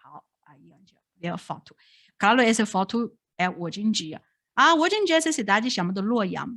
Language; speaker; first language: Portuguese; non-native, fluent; Chinese